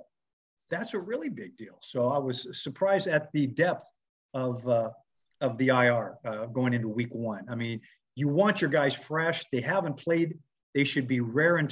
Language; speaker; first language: English; native; English